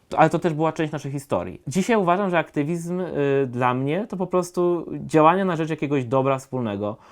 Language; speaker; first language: Polish; native; Polish